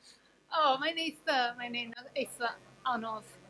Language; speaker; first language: Welsh; non-native, fluent; English